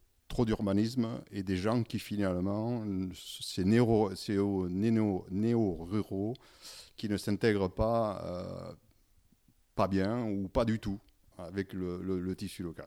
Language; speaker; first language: French; native; French